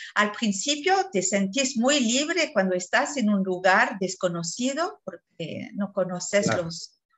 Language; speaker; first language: Spanish; non-native, fluent; French